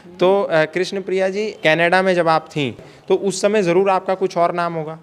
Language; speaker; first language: Hindi; native; Hindi